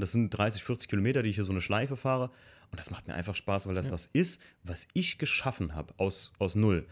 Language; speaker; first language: German; native; German